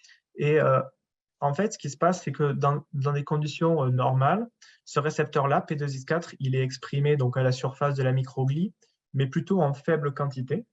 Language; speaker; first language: French; native; French